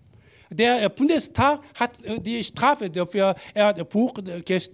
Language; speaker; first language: German; non-native, learner; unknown